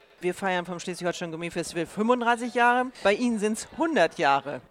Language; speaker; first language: German; native; German